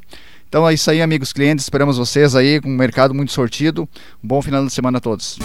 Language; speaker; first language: Portuguese; native; Portuguese